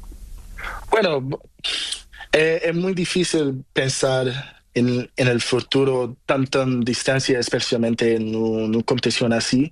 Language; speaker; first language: Spanish; non-native, learner; Portuguese